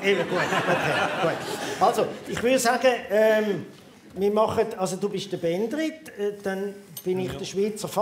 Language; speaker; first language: German; native; German